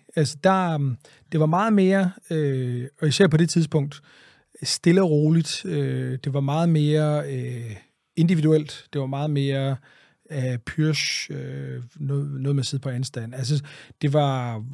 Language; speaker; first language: Danish; native; Danish